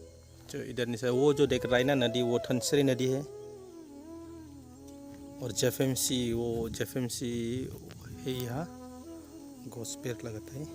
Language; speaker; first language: Hindi; non-native, local second language; Bodo